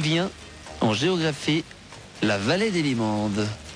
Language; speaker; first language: French; native; French